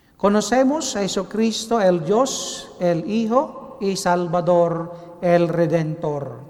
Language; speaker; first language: Spanish; non-native, learner; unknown